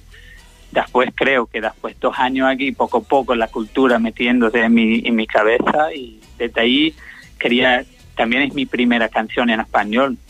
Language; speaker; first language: Spanish; non-native, learner; English